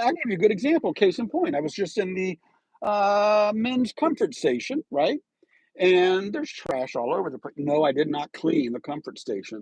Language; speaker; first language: English; native; English